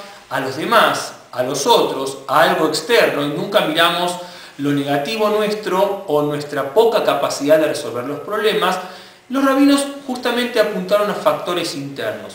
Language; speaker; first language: Spanish; native; Spanish